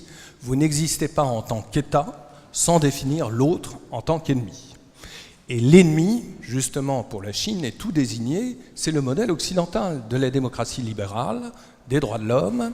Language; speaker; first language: French; native; French